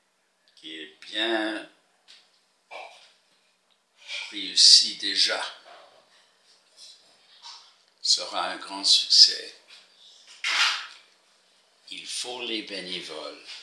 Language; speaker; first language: French; non-native, fluent; English